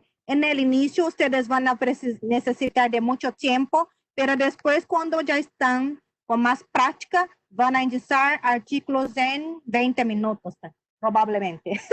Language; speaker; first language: Spanish; non-native, fluent; Portuguese